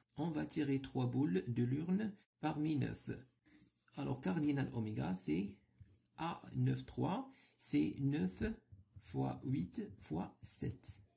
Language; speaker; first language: French; non-native, local second language; Arabic